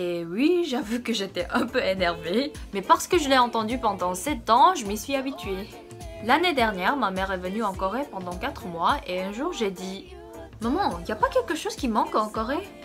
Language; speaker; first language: French; non-native, fluent; Korean